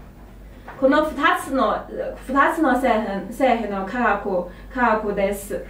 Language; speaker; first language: Japanese; non-native, learner; Chinese